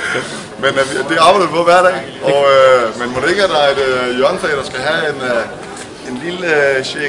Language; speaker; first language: Danish; native; Danish